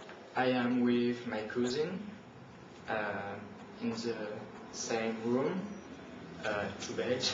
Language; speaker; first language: English; non-native, learner; French